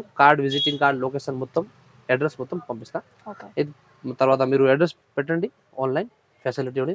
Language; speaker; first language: Telugu; non-native, local second language; Hindi